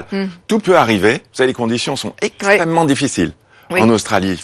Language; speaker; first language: French; native; French